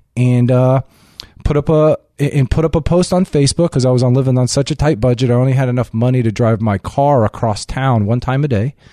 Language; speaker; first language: English; native; English